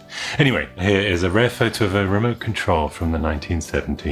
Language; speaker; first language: English; native; English